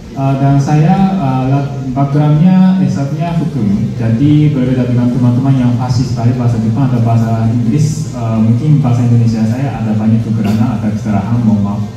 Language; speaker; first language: Indonesian; non-native, fluent; Japanese